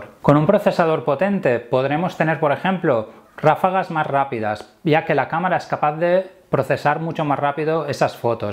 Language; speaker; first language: Spanish; native; Spanish